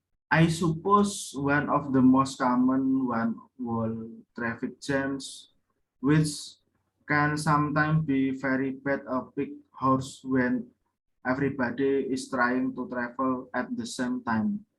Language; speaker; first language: English; non-native, learner; Indonesian